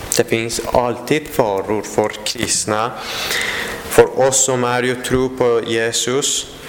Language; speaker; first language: Swedish; non-native, fluent; Persian